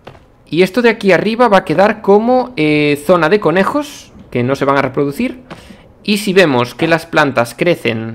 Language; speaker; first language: Spanish; native; Spanish